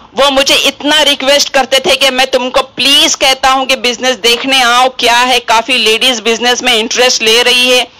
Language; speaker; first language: Hindi; non-native, local second language; Urdu